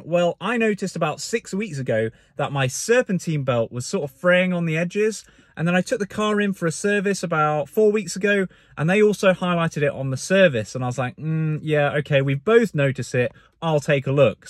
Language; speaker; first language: English; native; English